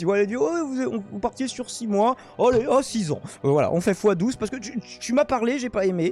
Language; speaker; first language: French; native; French